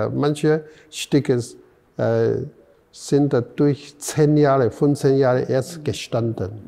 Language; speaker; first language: German; non-native, fluent; Chinese